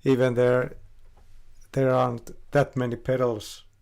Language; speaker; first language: English; non-native, fluent; Finnish